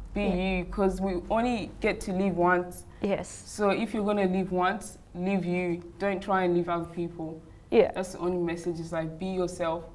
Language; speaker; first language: English; native; English